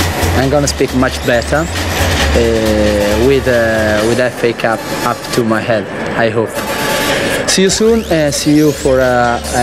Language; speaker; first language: English; non-native, learner; Italian